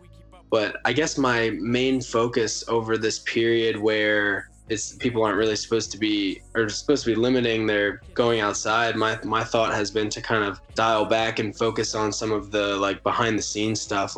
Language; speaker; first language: English; native; English